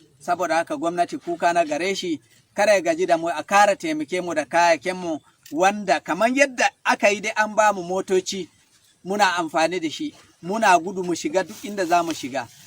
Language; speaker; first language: Hausa; non-native, local second language; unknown